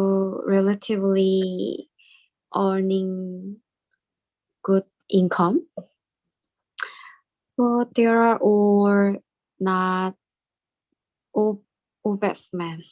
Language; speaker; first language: English; non-native, learner; Korean